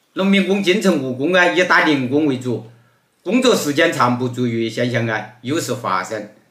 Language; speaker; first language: Chinese; native; Chinese